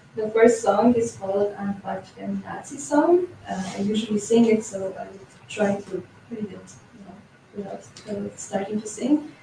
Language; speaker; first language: English; non-native, fluent; Slovenian